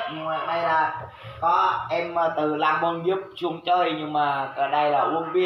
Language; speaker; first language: Vietnamese; non-native, local second language; Jarai